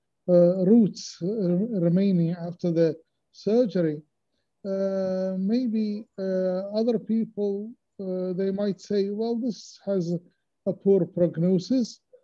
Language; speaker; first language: English; non-native, fluent; Arabic